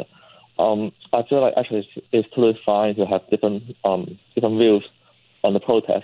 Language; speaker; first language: English; non-native, local second language; Cantonese